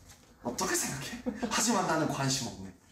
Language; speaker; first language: Korean; native; Korean